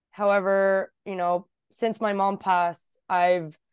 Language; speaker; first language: English; early bilingual, other home language; Japanese